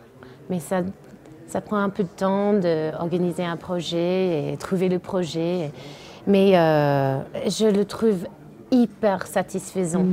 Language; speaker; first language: French; non-native, learner; English